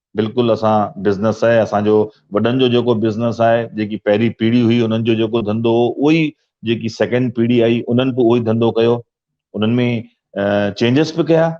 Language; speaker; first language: Sindhi; early bilingual, heritage; Sindhi